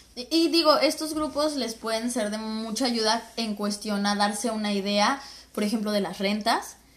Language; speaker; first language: Spanish; native; Spanish